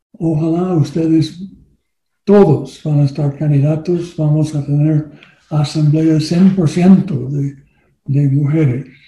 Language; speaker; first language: Spanish; non-native, learner; English